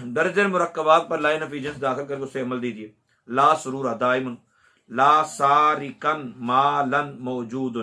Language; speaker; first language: Urdu; non-native, local second language; Punjabi